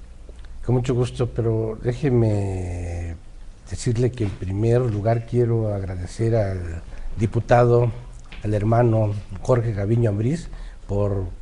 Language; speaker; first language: Spanish; native; Spanish